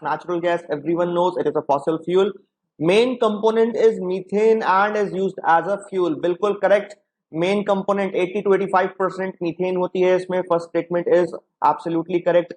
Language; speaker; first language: English; non-native, local second language; Hindi